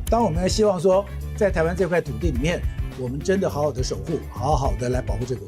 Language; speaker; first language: Chinese; native; Chinese